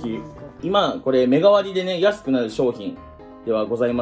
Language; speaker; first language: Japanese; native; Japanese